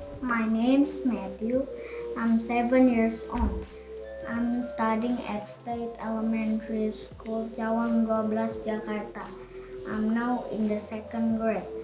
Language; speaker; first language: English; non-native, learner; Indonesian